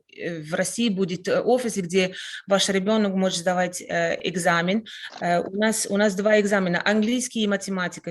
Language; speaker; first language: Russian; non-native, fluent; French